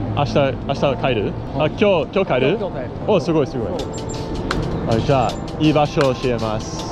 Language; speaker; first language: Japanese; non-native, learner; English